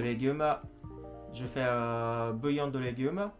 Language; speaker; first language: French; non-native, learner; Japanese